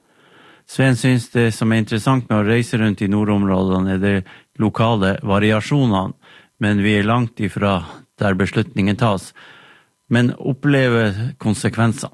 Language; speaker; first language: Norwegian; native; Norwegian